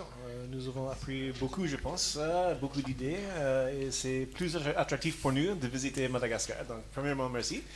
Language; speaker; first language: French; non-native, fluent; English